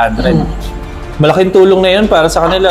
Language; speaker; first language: Filipino; native; Filipino